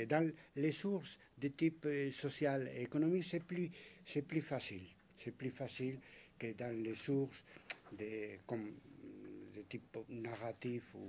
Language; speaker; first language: French; non-native, fluent; Spanish